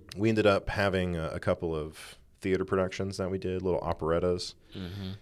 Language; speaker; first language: English; native; English